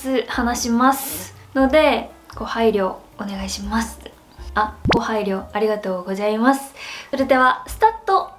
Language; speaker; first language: Japanese; non-native, fluent; Korean